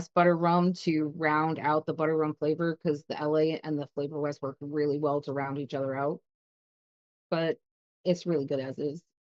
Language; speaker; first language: English; native; English